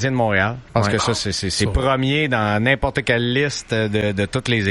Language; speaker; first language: French; native; French